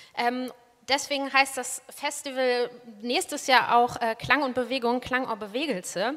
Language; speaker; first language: German; native; German